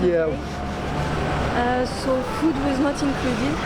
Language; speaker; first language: English; non-native, fluent; French